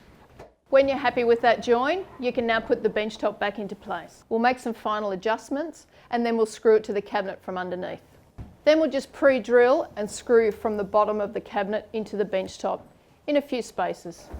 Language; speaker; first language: English; native; English